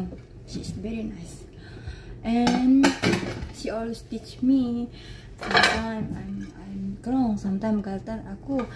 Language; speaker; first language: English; non-native, learner; Indonesian